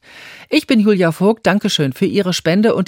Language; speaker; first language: German; native; German